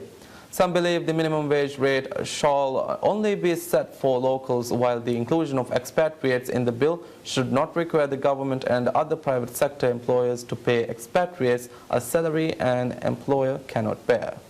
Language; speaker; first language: English; non-native, local second language; Divehi